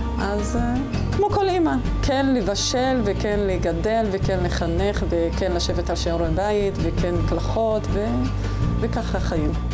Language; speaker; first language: Hebrew; non-native, local second language; Arabic